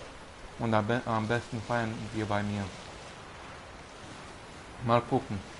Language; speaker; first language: German; non-native, fluent; Romanian